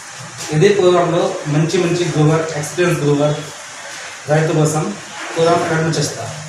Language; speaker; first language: Telugu; non-native, learner; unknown